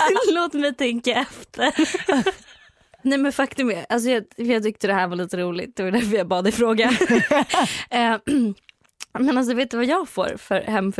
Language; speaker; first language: Swedish; native; Swedish